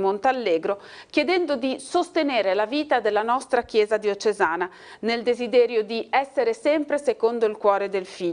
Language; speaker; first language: Italian; native; Italian